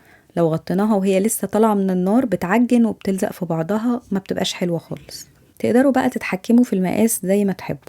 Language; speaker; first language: Arabic; native; Arabic